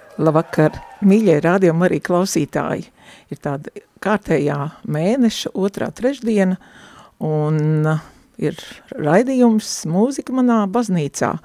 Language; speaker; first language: Latvian; native; Latvian